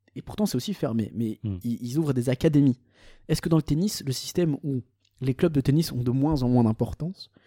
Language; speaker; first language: French; early bilingual, other home language; Portuguese